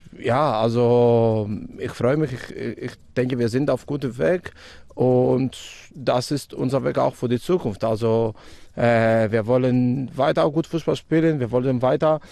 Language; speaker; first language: German; non-native, fluent; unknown